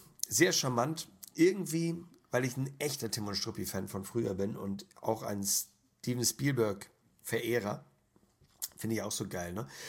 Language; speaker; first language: German; native; German